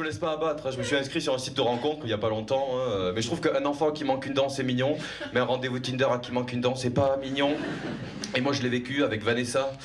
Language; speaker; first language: French; native; French